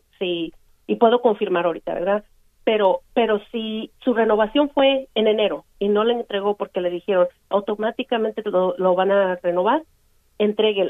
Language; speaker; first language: Spanish; native; Spanish